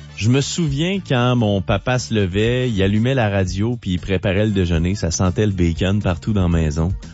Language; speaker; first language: French; native; French